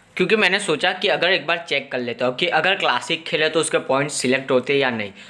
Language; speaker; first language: Hindi; non-native, local second language; Gujarati